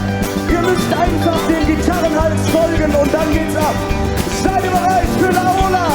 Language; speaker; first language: German; native; German